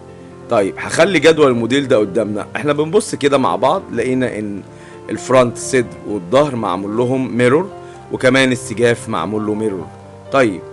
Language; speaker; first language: Arabic; native; Arabic